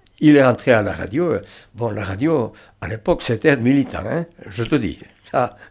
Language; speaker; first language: French; non-native, local second language; Basque